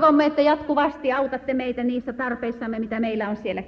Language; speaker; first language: Finnish; native; Finnish